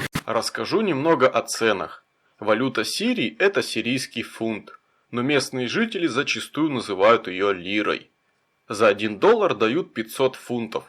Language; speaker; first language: Russian; native; Russian